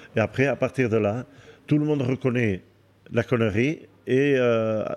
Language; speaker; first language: French; native; French